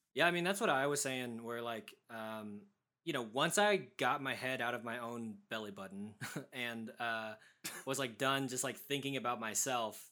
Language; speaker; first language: English; native; English